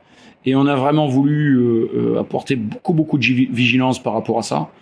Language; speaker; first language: French; native; French